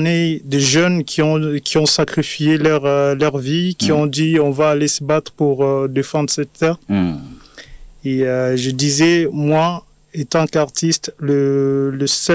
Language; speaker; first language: French; non-native, local second language; Lingala